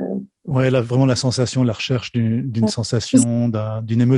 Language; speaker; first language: French; native; French